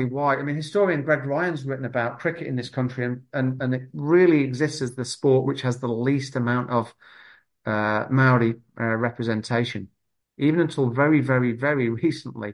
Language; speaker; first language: English; native; English